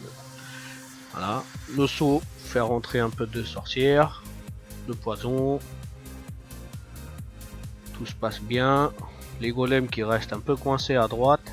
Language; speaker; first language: French; native; French